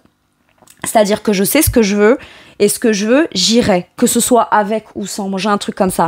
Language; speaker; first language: French; native; French